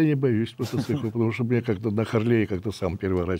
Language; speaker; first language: Russian; native; Russian